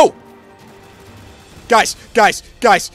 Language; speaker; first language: English; native; English